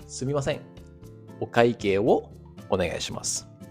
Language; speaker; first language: Japanese; non-native, fluent; English